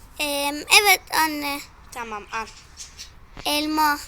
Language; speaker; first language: Turkish; early bilingual, heritage; Turkish